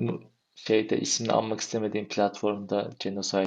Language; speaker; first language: Turkish; native; Turkish